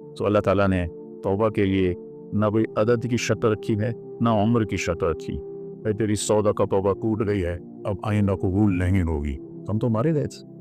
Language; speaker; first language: Urdu; non-native, local second language; Punjabi